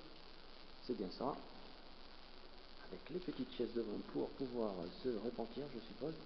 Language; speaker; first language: French; native; French